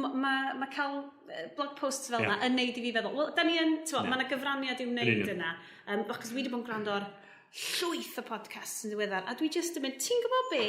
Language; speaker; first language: Welsh; native; Welsh